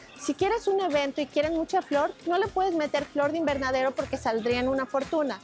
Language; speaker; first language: Spanish; native; Spanish